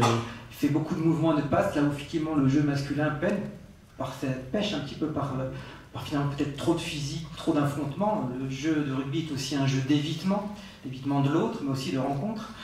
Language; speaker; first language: French; native; French